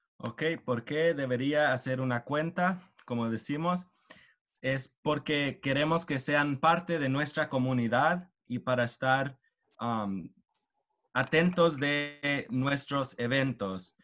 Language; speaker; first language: Spanish; early bilingual, heritage; Spanish